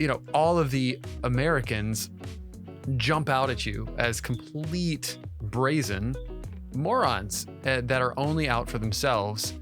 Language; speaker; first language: English; native; English